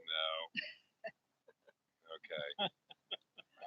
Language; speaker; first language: English; native; English